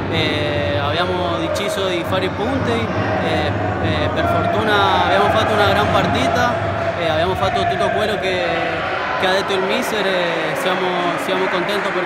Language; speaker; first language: Italian; non-native, fluent; Portuguese